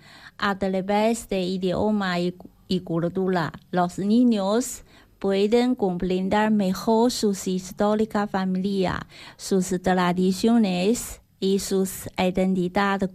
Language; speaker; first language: Spanish; non-native, learner; Chinese